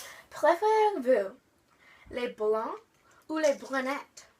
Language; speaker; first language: French; non-native, learner; English